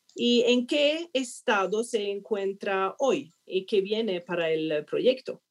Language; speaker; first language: Spanish; non-native, fluent; Swedish